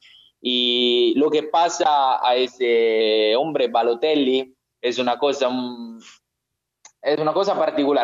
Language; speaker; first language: Spanish; non-native, learner; Italian